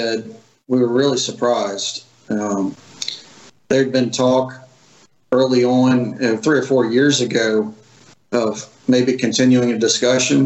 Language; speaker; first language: English; native; English